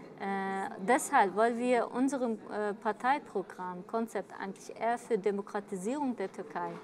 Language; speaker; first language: German; early bilingual, other home language; Kurdish